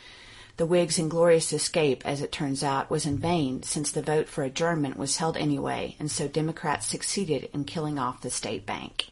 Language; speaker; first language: English; native; English